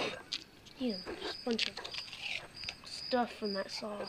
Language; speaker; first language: English; native; English